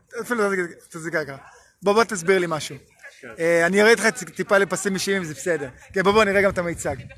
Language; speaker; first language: Hebrew; native; Hebrew